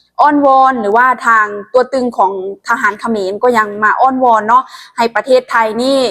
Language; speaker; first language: Thai; non-native, local second language; Lao